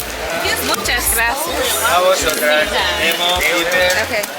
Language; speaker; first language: Spanish; non-native, learner; English